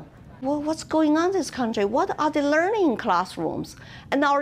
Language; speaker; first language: English; non-native, fluent; Chinese